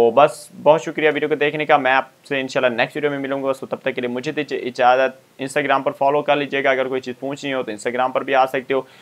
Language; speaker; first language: Urdu; non-native, local second language; Punjabi